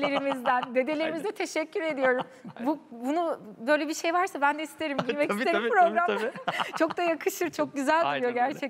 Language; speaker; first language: Turkish; native; Turkish